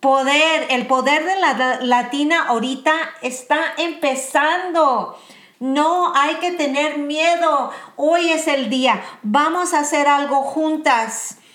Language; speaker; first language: Spanish; early bilingual, heritage; Spanish